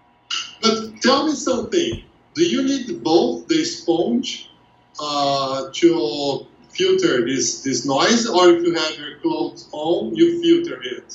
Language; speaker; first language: English; non-native, fluent; Portuguese